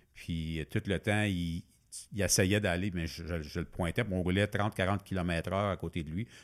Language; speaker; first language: French; native; French